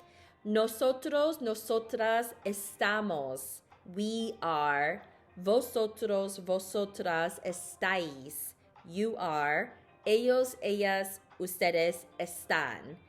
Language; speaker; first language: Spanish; non-native, learner; English